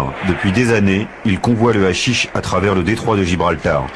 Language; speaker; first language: French; native; French